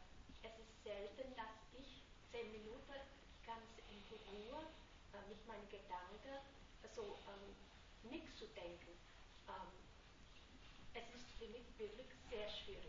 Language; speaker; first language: German; non-native, fluent; Vietnamese